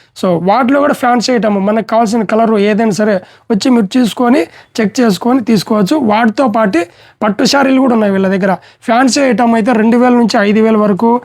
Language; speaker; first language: Telugu; native; Telugu